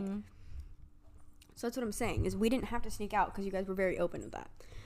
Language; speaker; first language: English; native; English